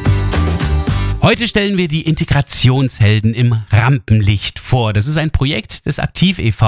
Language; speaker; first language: German; native; German